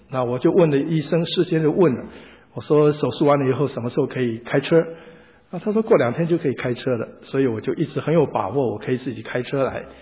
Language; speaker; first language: Chinese; native; Chinese